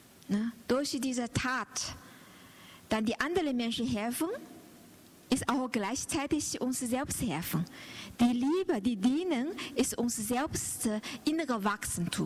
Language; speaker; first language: German; non-native, learner; Chinese